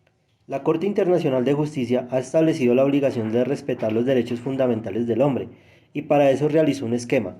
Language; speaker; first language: Spanish; native; Spanish